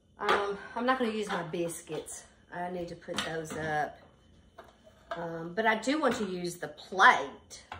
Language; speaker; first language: English; native; English